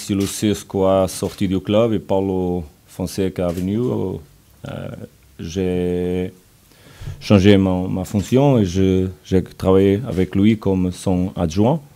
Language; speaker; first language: French; non-native, learner; Portuguese